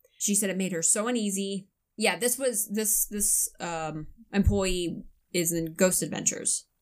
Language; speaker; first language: English; native; English